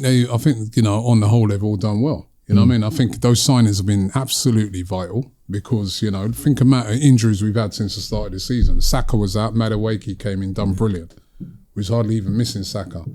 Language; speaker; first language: English; native; English